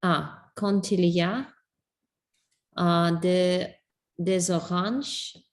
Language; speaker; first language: French; non-native, learner; English